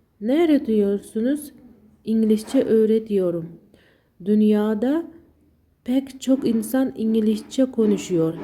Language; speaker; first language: Turkish; non-native, learner; Uzbek